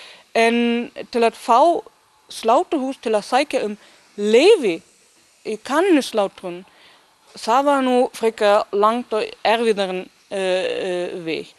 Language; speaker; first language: Icelandic; non-native, learner; Danish